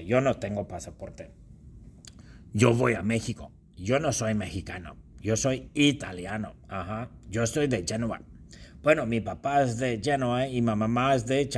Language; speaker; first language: Spanish; non-native, fluent; English